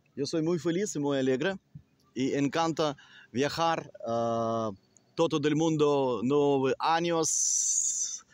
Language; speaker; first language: Spanish; non-native, learner; Russian